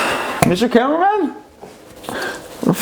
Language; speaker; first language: Norwegian; native; Norwegian